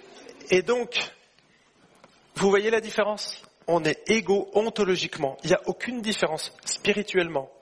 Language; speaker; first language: French; native; French